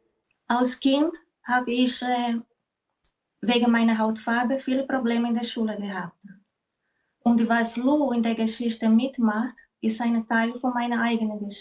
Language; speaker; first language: German; non-native, fluent; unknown